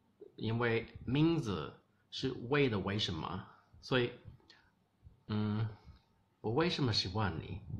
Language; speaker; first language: Chinese; non-native, learner; English